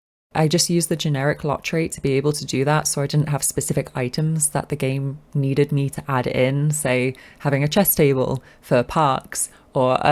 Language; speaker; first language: English; native; English